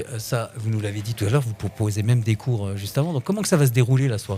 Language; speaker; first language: French; native; French